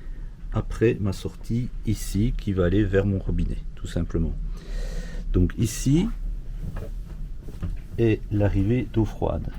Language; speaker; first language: French; native; French